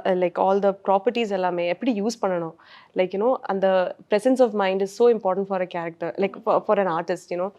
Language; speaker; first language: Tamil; non-native, learner; Malayalam